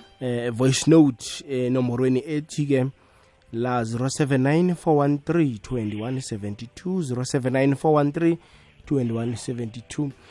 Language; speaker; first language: Zulu; non-native, local second language; South Ndebele